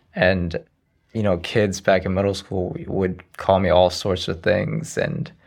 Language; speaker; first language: English; early bilingual, other home language; Arabic